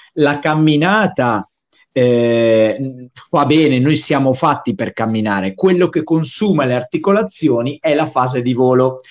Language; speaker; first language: Italian; native; Italian